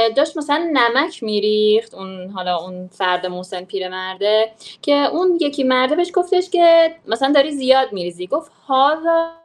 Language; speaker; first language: Persian; native; Persian